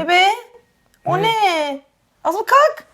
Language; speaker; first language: Turkish; native; Turkish